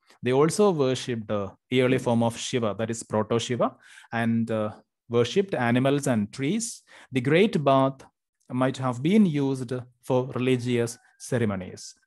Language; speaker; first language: English; non-native, local second language; Malayalam